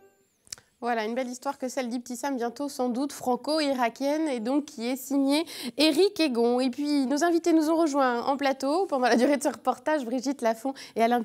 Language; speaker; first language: French; native; French